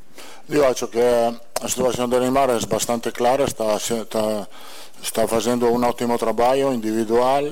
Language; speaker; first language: Portuguese; non-native, learner; Italian